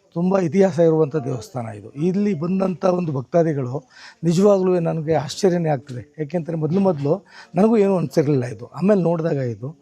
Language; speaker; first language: Kannada; native; Kannada